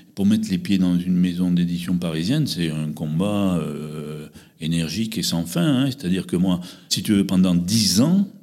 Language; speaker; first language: French; native; French